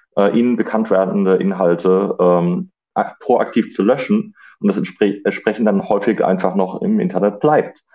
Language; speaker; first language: German; native; German